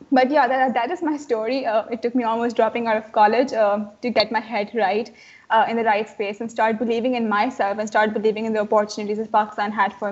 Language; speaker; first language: English; non-native, local second language; Urdu